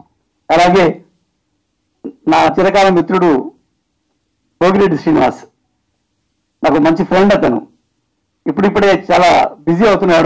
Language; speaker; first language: Telugu; native; Telugu